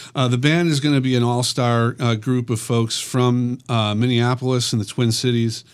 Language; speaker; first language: English; native; English